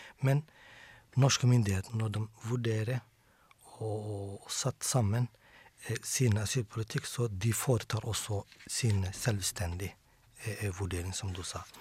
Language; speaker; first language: Norwegian; non-native, fluent; Somali